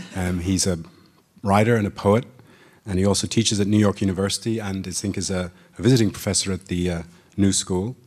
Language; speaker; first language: English; native; English